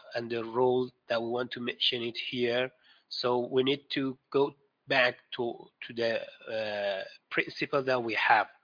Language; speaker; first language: English; non-native, fluent; Persian